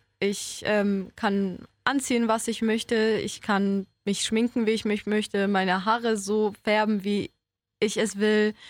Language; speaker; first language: German; early bilingual, other home language; Polish